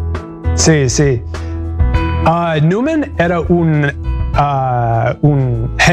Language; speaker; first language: Spanish; non-native, learner; English